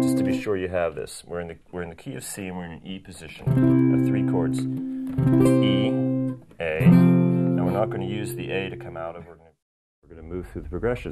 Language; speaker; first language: English; native; English